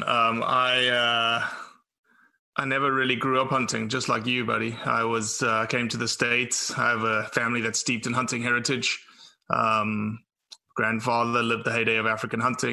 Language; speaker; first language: English; native; English